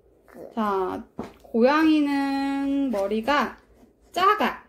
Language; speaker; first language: Korean; native; Korean